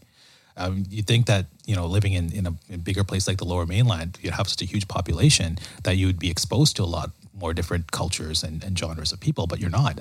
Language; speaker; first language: English; native; English